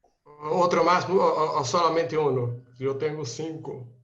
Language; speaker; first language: Spanish; non-native, fluent; Portuguese